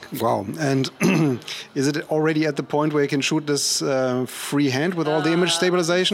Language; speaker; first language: English; non-native, fluent; German